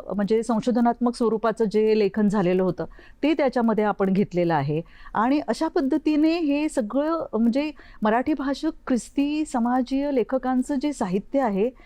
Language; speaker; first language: Marathi; native; Marathi